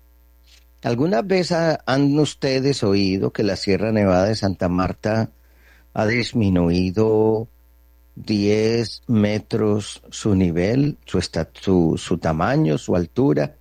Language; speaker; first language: Spanish; native; Spanish